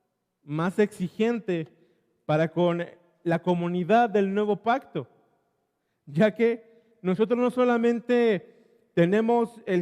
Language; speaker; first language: Spanish; native; Spanish